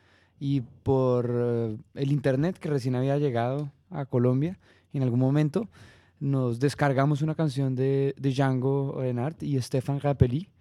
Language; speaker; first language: Spanish; native; Spanish